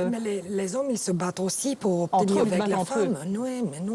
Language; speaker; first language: French; non-native, fluent; Romanian